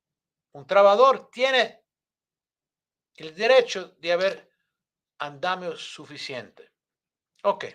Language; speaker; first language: Spanish; non-native, fluent; English